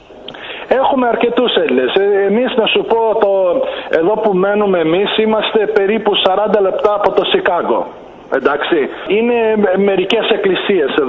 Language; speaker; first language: Greek; early bilingual, heritage; Greek